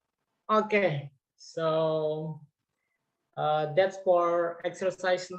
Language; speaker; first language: English; non-native, fluent; Indonesian